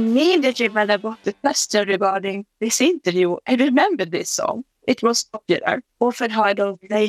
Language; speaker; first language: English; non-native, fluent; Swedish